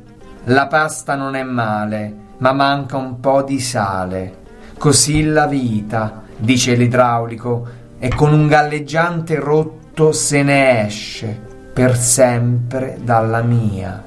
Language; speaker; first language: Italian; native; Italian